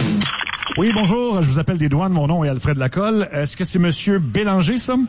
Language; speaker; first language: French; native; French